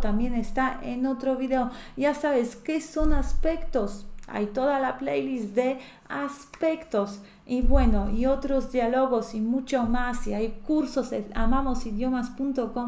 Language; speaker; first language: Spanish; non-native, fluent; Polish